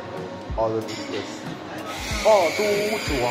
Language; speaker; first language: Chinese; non-native, fluent; English